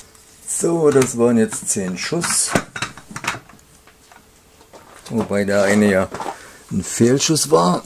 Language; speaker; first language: German; native; German